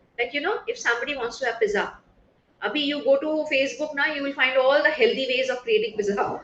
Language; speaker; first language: English; non-native, local second language; Hindi